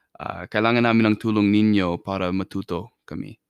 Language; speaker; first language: Filipino; non-native, fluent; English